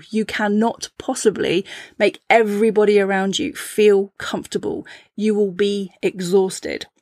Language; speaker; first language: English; native; English